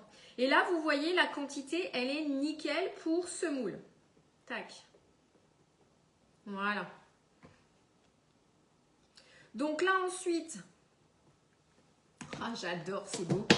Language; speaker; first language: French; native; French